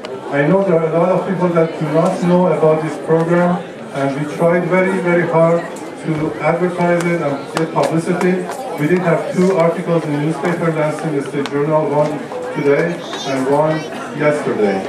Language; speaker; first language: English; non-native, fluent; Persian